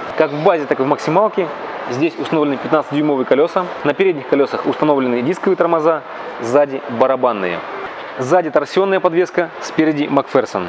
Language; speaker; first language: Russian; native; Russian